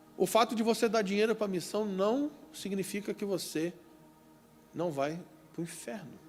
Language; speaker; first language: Portuguese; native; Portuguese